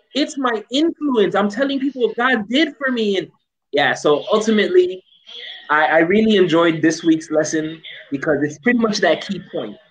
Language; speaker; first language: English; native; English